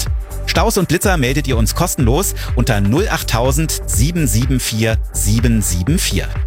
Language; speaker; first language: German; native; German